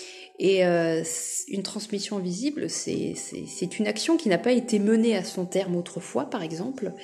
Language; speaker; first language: French; native; French